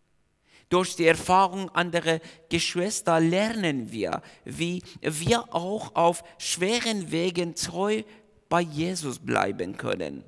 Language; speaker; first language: German; non-native, fluent; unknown